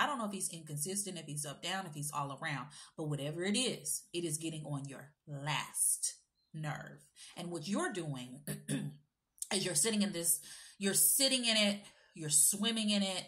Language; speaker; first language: English; native; English